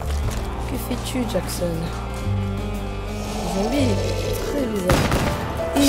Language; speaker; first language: French; native; French